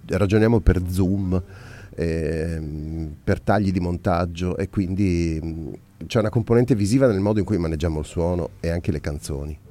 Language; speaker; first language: Italian; native; Italian